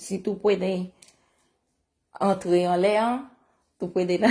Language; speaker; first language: Spanish; non-native, learner; Haitian Creole